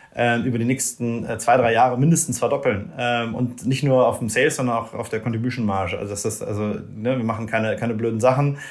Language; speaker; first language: German; native; German